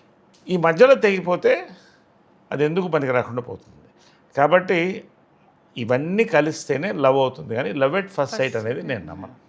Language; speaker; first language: Telugu; native; Telugu